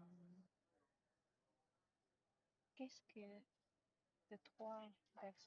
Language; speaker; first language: French; non-native, learner; Chinese